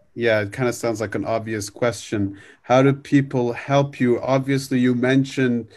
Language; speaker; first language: English; native; English